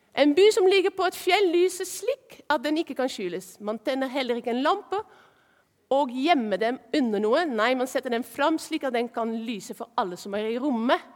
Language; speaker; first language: Norwegian; non-native, fluent; Dutch